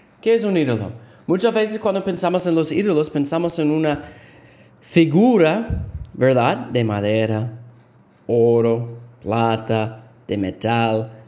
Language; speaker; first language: Spanish; non-native, fluent; English